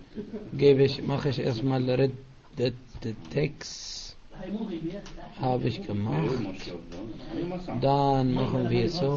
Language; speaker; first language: German; non-native, fluent; Arabic